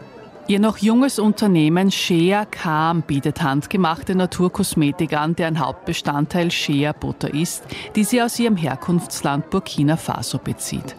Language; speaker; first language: German; native; German